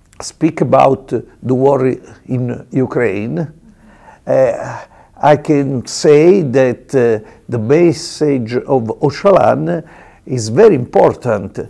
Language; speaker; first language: English; non-native, learner; Italian